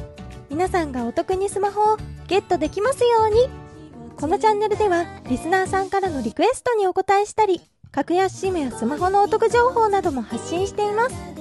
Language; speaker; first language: Japanese; native; Japanese